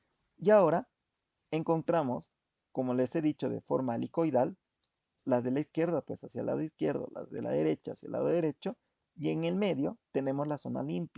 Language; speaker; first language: Spanish; native; Spanish